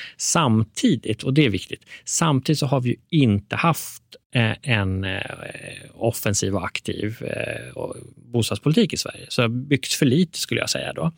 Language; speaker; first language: Swedish; early bilingual, other home language; Persian